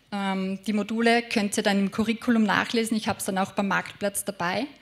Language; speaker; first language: German; native; German